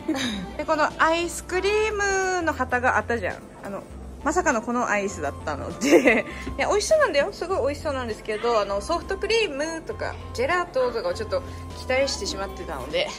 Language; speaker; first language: Japanese; native; Japanese